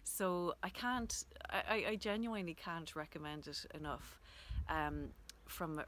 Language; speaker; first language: English; native; English